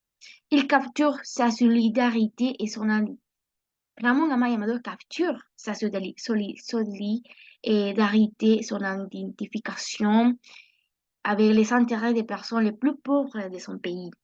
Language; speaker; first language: French; non-native, learner; Spanish